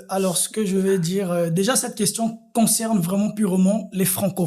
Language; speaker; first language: French; native; French